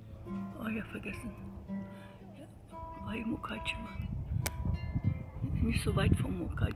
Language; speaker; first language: German; non-native, learner; Russian